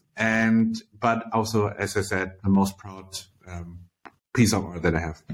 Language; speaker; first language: English; early bilingual, other home language; Chinese